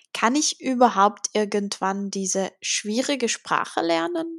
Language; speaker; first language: German; non-native, fluent; Czech